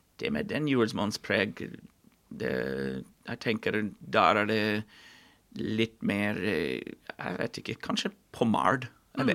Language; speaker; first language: Norwegian; non-native, fluent; English